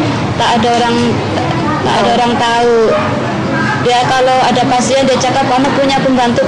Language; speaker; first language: Indonesian; non-native, local second language; Javanese